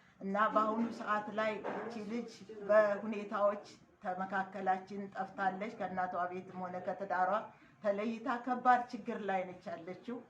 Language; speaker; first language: Amharic; native; Amharic